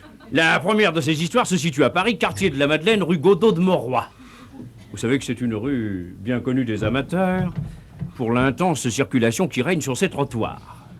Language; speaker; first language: French; native; French